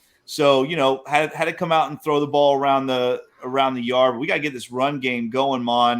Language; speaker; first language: English; native; English